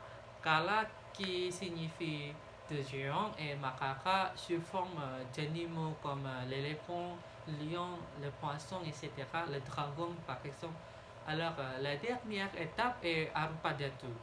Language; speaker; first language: French; non-native, learner; Indonesian